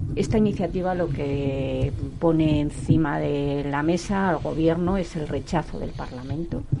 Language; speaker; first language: Spanish; native; Spanish